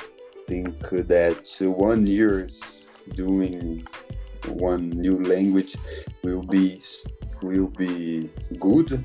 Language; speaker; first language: English; non-native, learner; Portuguese